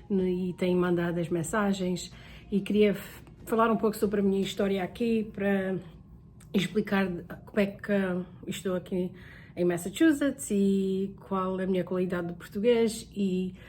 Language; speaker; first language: Portuguese; early bilingual, heritage; Portuguese